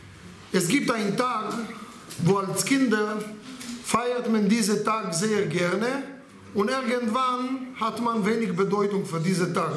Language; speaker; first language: German; non-native, learner; Hebrew